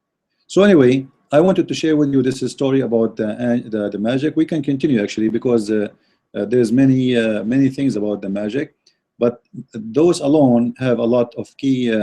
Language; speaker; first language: English; non-native, fluent; Arabic